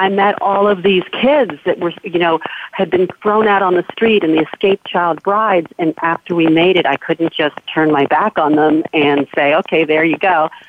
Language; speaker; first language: English; native; English